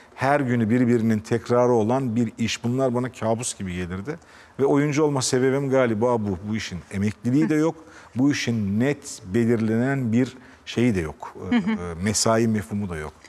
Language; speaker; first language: Turkish; native; Turkish